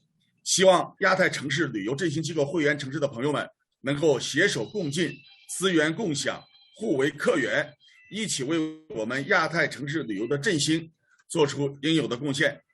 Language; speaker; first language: Chinese; native; Chinese